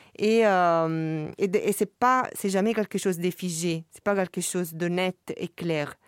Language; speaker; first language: French; non-native, fluent; Italian